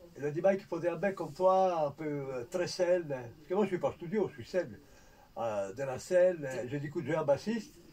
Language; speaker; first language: French; non-native, fluent; Italian